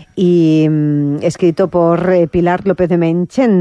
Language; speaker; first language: Spanish; native; Spanish